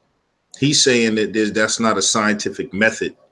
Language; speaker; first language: English; native; English